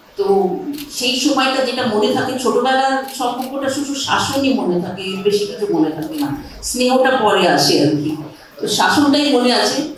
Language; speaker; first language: Bangla; early bilingual, heritage; Bangla